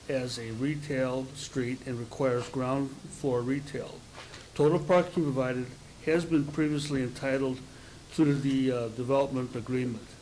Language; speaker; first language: English; native; English